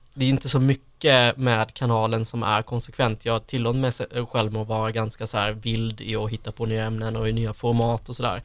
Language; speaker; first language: Swedish; native; Swedish